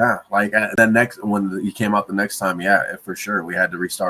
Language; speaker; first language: English; native; English